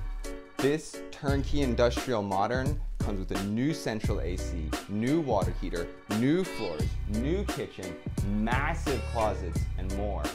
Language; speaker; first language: English; native; English